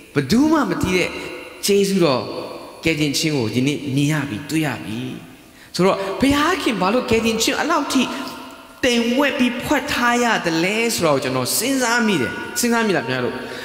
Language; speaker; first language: Burmese; non-native, local second language; Kachin